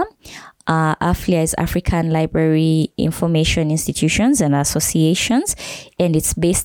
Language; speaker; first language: English; non-native, local second language; Ganda